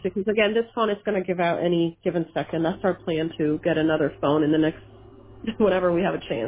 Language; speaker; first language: English; early bilingual, other home language; Spanish